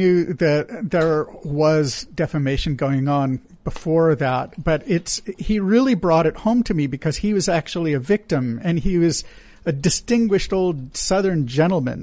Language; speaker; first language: English; native; English